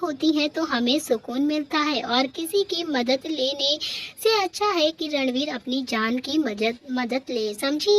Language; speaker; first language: Hindi; native; Hindi